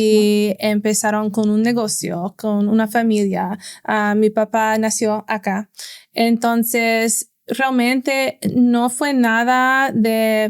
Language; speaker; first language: Spanish; non-native, fluent; English